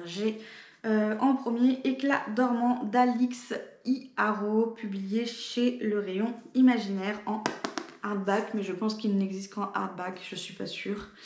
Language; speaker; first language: French; native; French